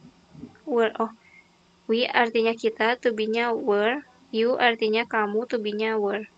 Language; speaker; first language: English; non-native, learner; Indonesian